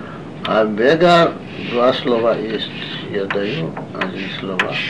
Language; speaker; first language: Russian; non-native, learner; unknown